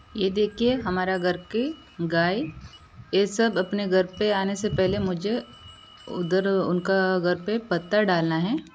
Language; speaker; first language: Hindi; non-native, local second language; Kannada